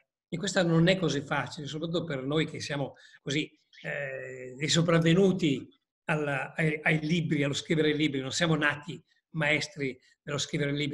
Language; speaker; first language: Italian; native; Italian